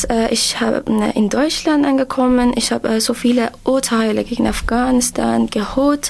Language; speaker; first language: German; non-native, learner; Persian